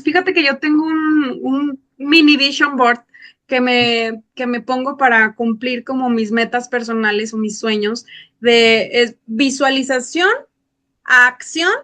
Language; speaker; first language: Spanish; native; Spanish